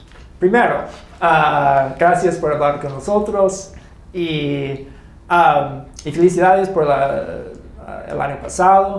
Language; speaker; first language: Spanish; non-native, learner; English